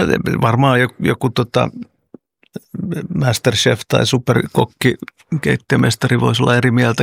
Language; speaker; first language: Finnish; early bilingual, other home language; Oromo